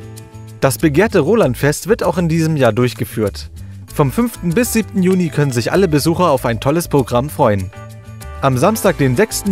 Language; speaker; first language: German; native; German